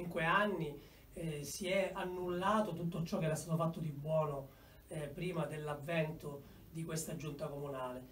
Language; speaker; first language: Italian; native; Italian